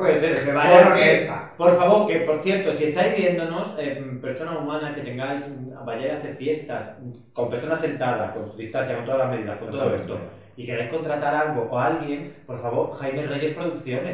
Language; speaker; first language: Spanish; native; Spanish